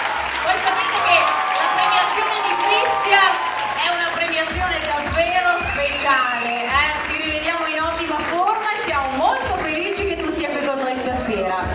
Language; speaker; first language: Italian; native; Italian